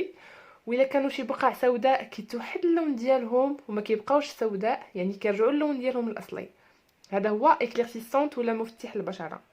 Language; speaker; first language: Arabic; native; Arabic